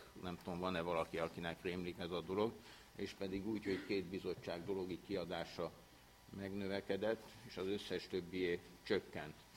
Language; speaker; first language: Hungarian; native; Hungarian